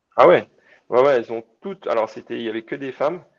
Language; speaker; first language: French; native; French